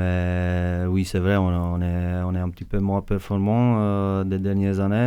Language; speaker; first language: French; non-native, fluent; Czech